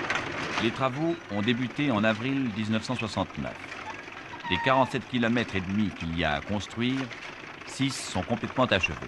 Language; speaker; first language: French; native; French